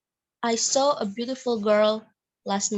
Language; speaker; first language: English; non-native, learner; Indonesian